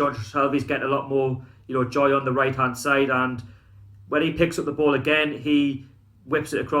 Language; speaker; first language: English; native; English